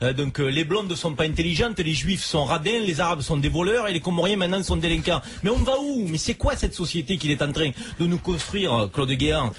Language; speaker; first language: French; native; French